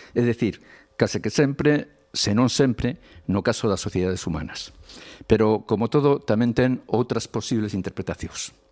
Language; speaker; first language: Galician; non-native, local second language; Spanish